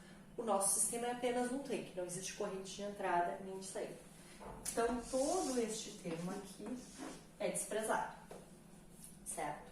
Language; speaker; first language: Portuguese; native; Portuguese